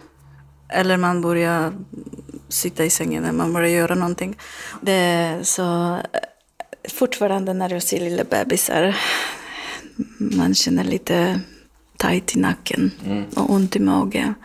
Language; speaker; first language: Swedish; non-native, learner; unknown